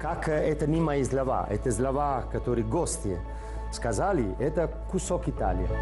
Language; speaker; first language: Russian; non-native, learner; Italian